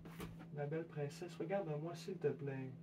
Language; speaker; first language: French; non-native, learner; English